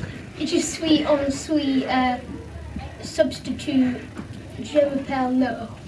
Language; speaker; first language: French; non-native, learner; English